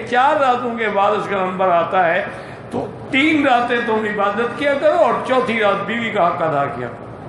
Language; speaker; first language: Urdu; native; Urdu